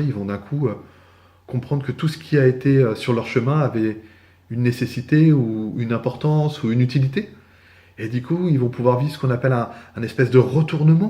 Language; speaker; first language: French; native; French